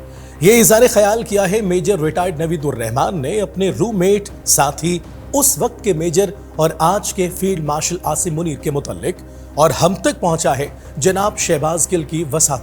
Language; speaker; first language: Urdu; native; Urdu